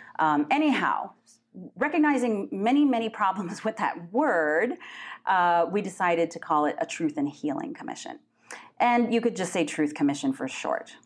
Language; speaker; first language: English; native; English